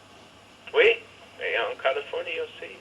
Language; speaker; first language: French; non-native, fluent; English